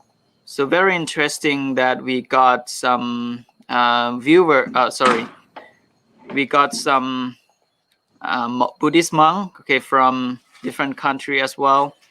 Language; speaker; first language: English; non-native, fluent; Thai